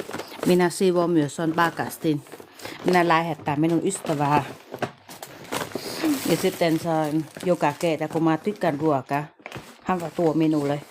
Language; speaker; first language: Finnish; non-native, learner; Vietnamese